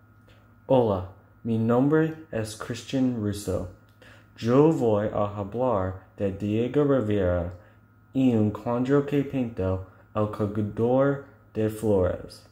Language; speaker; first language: Spanish; non-native, learner; English